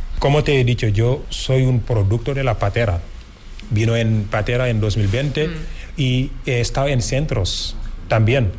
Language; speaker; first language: Spanish; non-native, fluent; Wolof